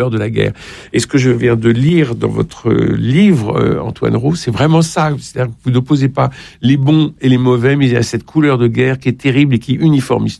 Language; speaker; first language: French; native; French